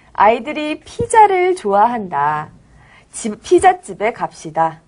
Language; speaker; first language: Korean; native; Korean